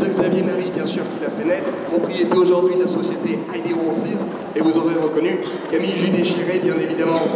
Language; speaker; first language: French; native; French